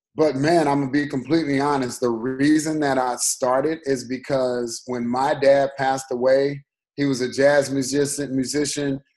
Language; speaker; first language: English; native; English